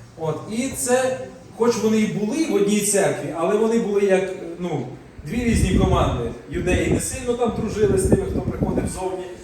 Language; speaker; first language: Ukrainian; non-native, local second language; Russian